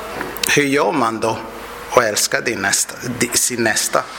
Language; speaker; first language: Swedish; non-native, fluent; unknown